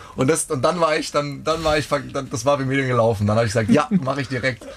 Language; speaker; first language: German; native; German